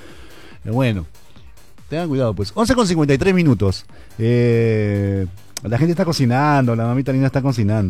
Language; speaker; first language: Spanish; native; Spanish